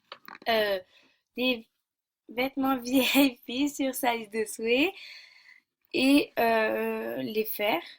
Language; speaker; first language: French; native; French